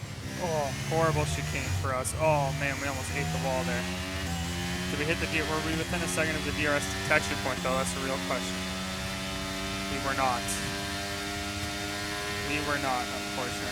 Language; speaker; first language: English; native; English